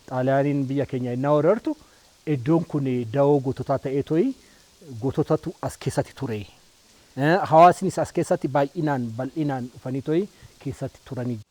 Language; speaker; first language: Oromo; native; Oromo